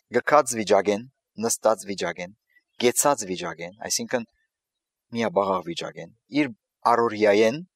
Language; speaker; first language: Armenian; early bilingual, heritage; Armenian